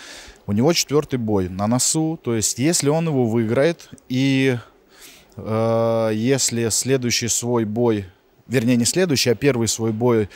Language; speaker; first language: Russian; native; Russian